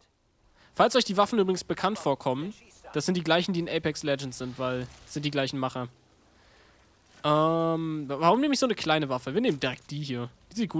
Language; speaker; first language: German; native; German